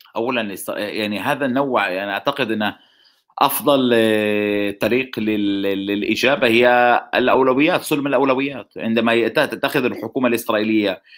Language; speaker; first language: Arabic; non-native, fluent; Hebrew